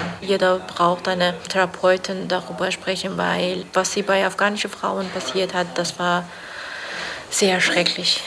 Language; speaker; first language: German; non-native, fluent; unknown